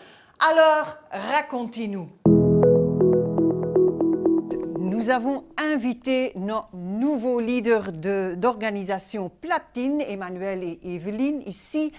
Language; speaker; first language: French; non-native, local second language; Dutch